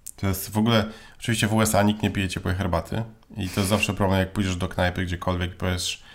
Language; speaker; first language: Polish; native; Polish